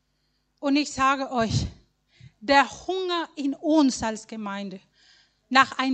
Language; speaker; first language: German; non-native, learner; Spanish